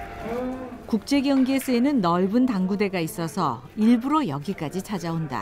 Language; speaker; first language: Korean; native; Korean